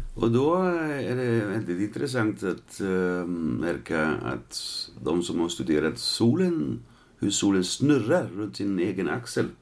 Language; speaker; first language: Swedish; non-native, fluent; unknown